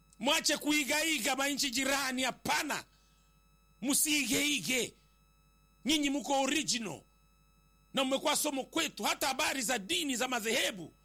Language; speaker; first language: Swahili; native; Swahili